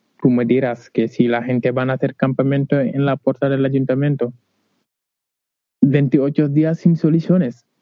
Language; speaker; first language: Spanish; non-native, learner; Wolof